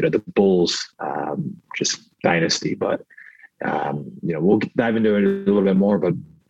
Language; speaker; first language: English; early bilingual, other home language; Korean